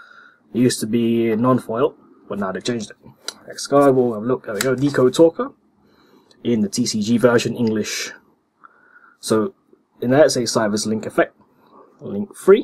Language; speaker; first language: English; native; English